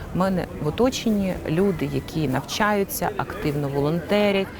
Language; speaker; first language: Ukrainian; non-native, local second language; Russian